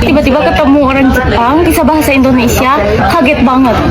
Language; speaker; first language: Indonesian; non-native, fluent; Japanese